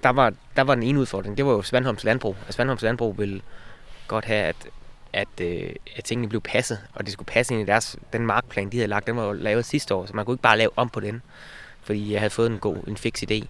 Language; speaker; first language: Danish; native; Danish